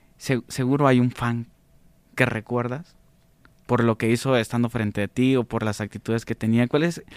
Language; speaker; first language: Spanish; native; Spanish